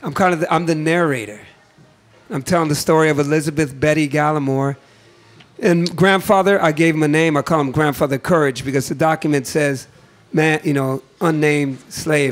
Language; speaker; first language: English; native; English